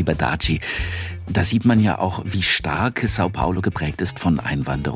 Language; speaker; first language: German; native; German